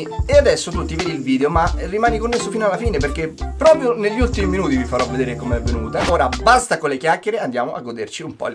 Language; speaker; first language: Italian; native; Italian